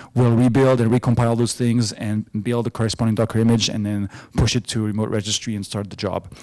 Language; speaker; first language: English; non-native, fluent; French